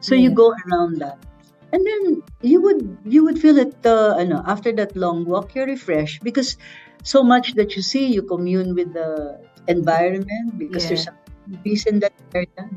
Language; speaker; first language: English; non-native, local second language; Filipino